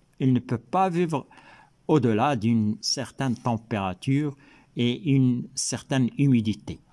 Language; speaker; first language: French; non-native, local second language; Arabic